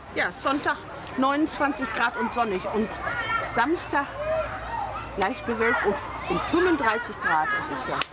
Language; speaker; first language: German; native; German